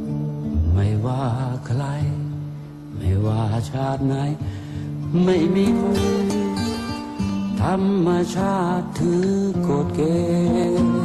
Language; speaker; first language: Thai; native; Thai